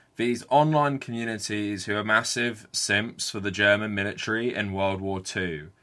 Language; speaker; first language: English; native; English